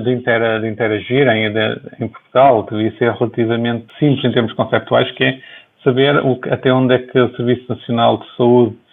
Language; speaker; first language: Portuguese; native; Portuguese